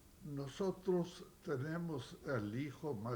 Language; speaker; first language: Spanish; non-native, fluent; Yiddish